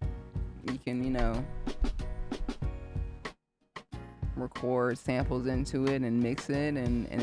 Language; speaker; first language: English; native; English